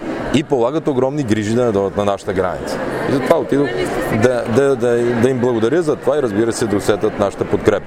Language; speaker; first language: Bulgarian; native; Bulgarian